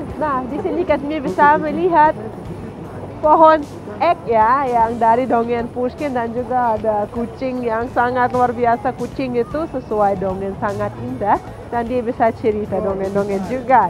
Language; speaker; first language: Indonesian; non-native, fluent; Russian